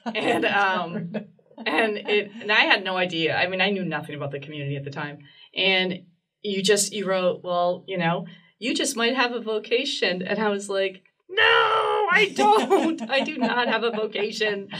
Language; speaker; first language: English; native; English